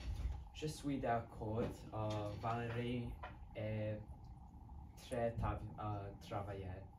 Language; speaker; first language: French; non-native, learner; English